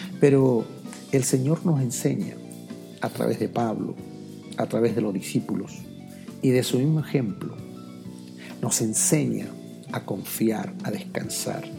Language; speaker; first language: Spanish; native; Spanish